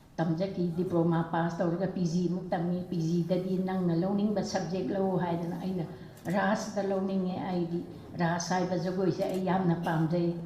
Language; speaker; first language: Manipuri; non-native, local second language; Rongmei Naga